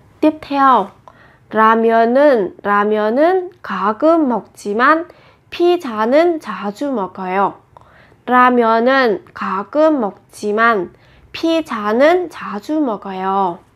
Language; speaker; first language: Korean; non-native, fluent; Vietnamese